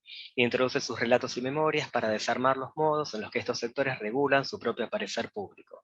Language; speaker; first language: Spanish; native; Spanish